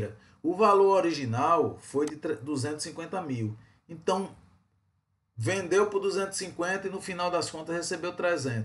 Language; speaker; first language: Portuguese; native; Portuguese